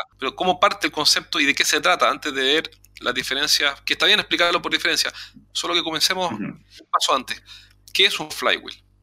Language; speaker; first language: Spanish; native; Spanish